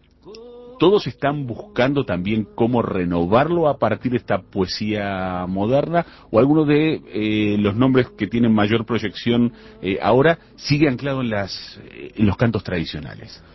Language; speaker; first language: Spanish; native; Spanish